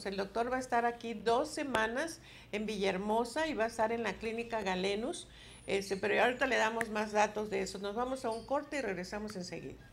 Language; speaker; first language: Spanish; native; Spanish